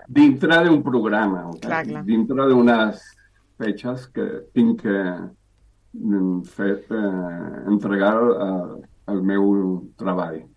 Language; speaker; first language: Catalan; early bilingual, heritage; Spanish